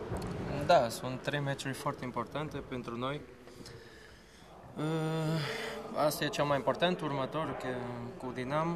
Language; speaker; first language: Romanian; non-native, fluent; Portuguese